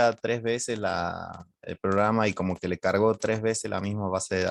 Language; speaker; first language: Spanish; native; Spanish